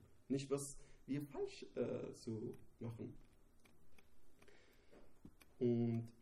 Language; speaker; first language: German; non-native, learner; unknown